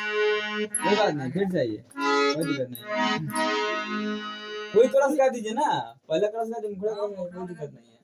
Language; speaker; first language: Hindi; non-native, local second language; Bhojpuri